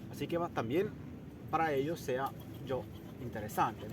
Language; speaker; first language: Spanish; non-native, fluent; Italian